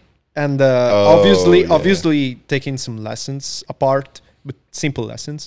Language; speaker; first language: English; non-native, fluent; Italian